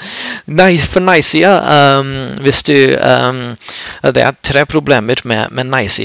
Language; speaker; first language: Norwegian; non-native, fluent; English